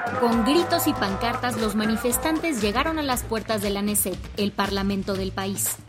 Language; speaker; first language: Spanish; native; Spanish